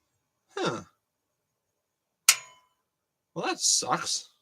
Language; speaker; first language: English; native; English